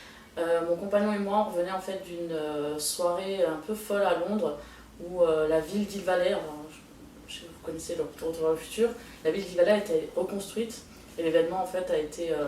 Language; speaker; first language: French; native; French